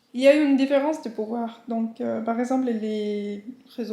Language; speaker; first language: French; non-native, fluent; English